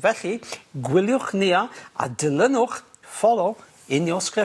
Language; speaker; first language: Welsh; native; Welsh